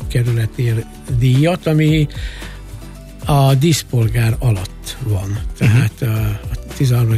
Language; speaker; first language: Hungarian; native; Hungarian